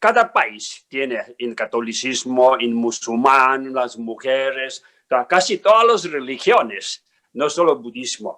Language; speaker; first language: Spanish; non-native, learner; Tibetan